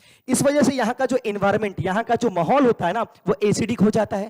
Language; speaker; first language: Hindi; native; Hindi